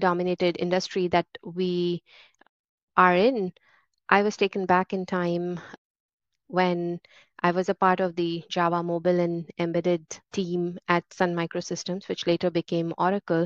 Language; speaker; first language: English; non-native, local second language; Hindi